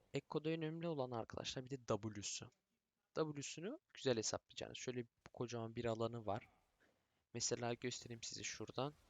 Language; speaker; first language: Turkish; early bilingual, other home language; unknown